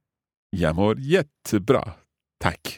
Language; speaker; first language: Swedish; non-native, learner; English